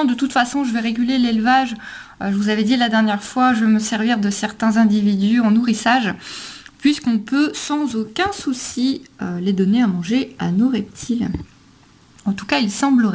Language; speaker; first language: French; native; French